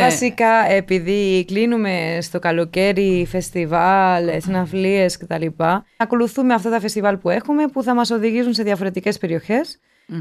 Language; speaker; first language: Greek; non-native, fluent; French